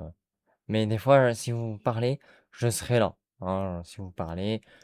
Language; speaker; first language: French; native; French